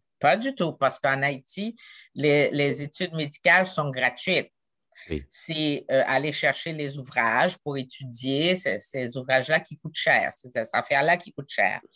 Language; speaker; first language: French; non-native, local second language; Haitian Creole